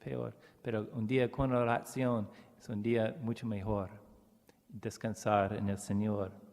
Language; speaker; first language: Spanish; non-native, learner; English